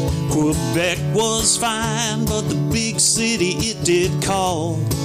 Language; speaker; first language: English; native; English